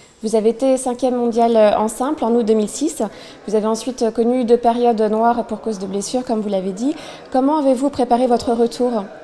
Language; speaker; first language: French; native; French